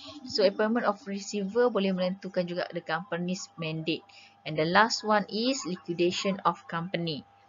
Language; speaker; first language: English; non-native, local second language; Malay